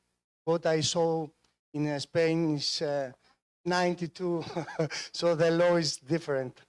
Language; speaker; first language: English; non-native, fluent; Greek